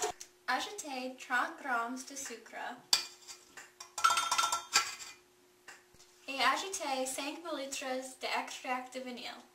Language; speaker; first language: French; non-native, learner; English